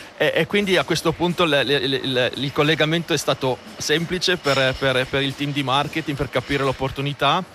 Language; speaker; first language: Italian; native; Italian